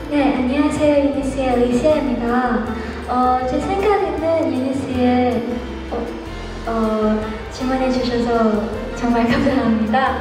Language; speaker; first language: Korean; non-native, learner; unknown